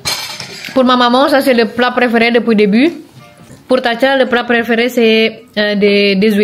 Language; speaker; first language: French; non-native, learner; Indonesian